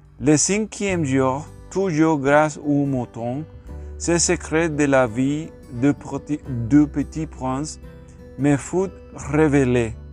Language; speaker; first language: French; non-native, learner; Spanish